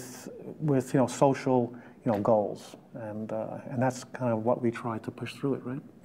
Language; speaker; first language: English; native; English